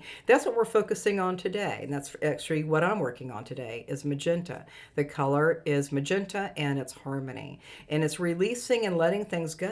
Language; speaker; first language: English; native; English